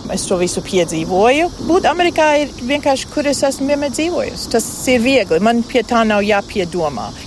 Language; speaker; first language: Latvian; native; Latvian